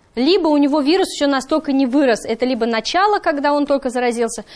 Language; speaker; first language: Russian; native; Russian